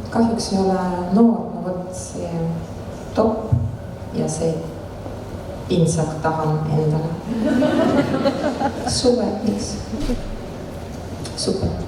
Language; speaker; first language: Estonian; non-native, local second language; Russian